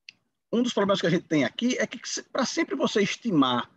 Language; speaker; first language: Portuguese; native; Portuguese